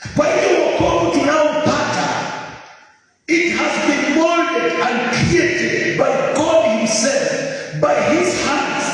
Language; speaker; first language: English; non-native, local second language; Swahili